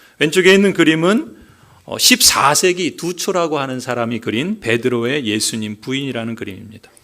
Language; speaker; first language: Korean; native; Korean